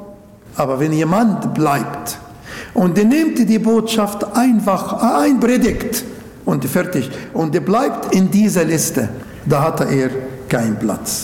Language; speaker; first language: German; non-native, local second language; Arabic